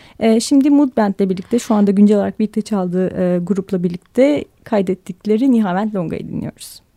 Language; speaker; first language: Turkish; native; Turkish